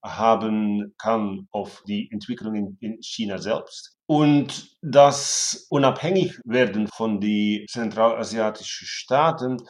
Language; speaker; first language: German; non-native, fluent; Dutch